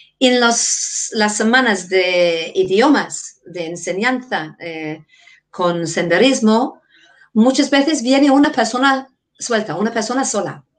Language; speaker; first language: Spanish; non-native, fluent; English